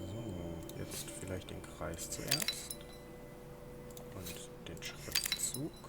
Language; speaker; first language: German; native; German